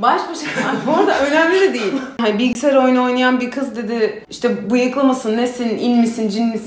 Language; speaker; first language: Turkish; native; Turkish